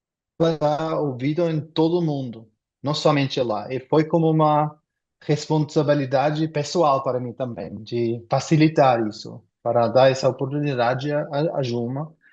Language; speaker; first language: Portuguese; non-native, fluent; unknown